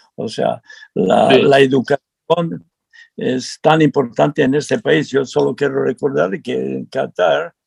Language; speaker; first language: Spanish; non-native, fluent; Serbian